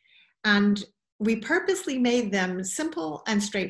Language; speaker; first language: English; native; English